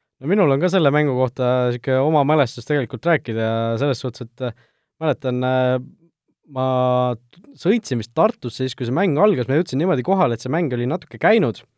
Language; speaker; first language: Estonian; native; Estonian